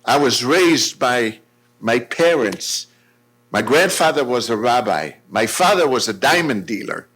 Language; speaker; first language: English; non-native, fluent; Hebrew